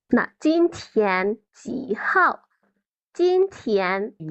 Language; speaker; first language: Chinese; non-native, fluent; Bangla